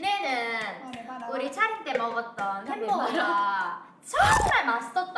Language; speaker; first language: Korean; non-native, fluent; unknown